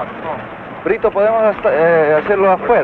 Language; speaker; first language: Spanish; non-native, learner; Portuguese